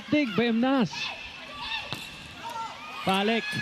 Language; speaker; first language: English; non-native, local second language; Filipino